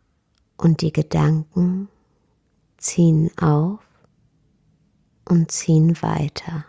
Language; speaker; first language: German; native; German